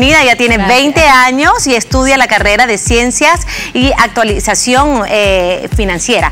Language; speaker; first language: Spanish; native; Spanish